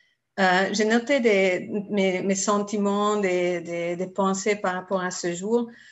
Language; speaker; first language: French; non-native, fluent; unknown